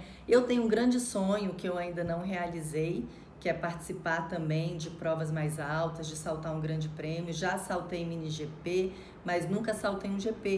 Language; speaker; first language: Portuguese; native; Portuguese